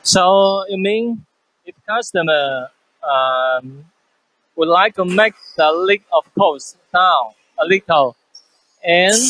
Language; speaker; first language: English; non-native, fluent; Chinese